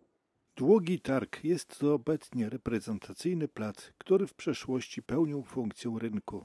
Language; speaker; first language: Polish; native; Polish